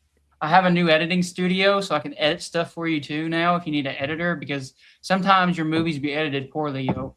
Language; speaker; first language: English; native; English